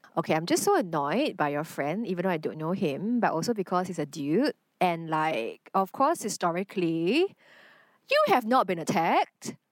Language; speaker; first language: English; non-native, local second language; Chinese